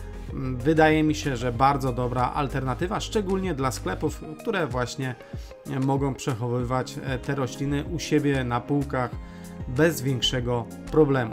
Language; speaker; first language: Polish; native; Polish